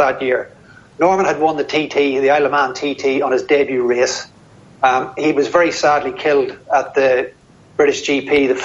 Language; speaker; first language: English; native; English